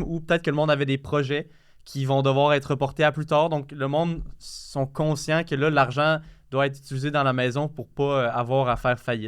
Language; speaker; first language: French; native; French